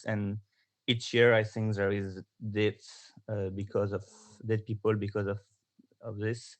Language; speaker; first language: English; non-native, learner; French